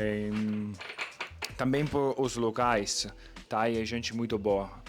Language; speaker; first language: Portuguese; non-native, fluent; Italian